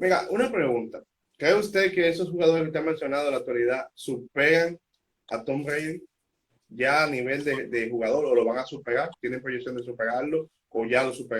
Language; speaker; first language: Spanish; native; Spanish